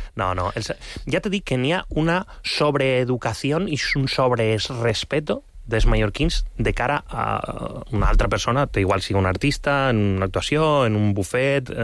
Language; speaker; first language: Catalan; non-native, local second language; Spanish